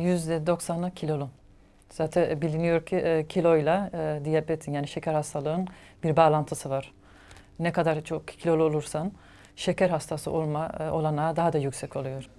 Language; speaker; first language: Turkish; native; Turkish